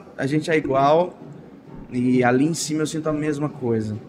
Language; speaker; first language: Portuguese; native; Portuguese